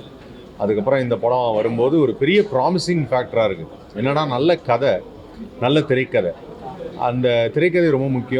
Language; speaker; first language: Tamil; native; Tamil